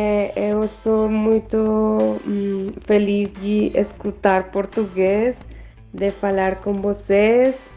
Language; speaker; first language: Portuguese; non-native, learner; Spanish